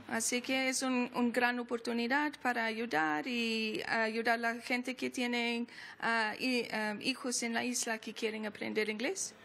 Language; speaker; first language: Spanish; non-native, fluent; English